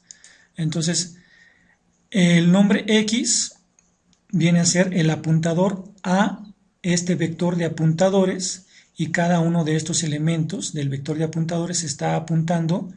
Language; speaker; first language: Spanish; native; Spanish